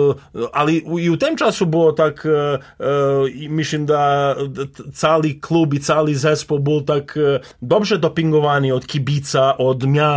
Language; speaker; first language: Polish; non-native, learner; Serbian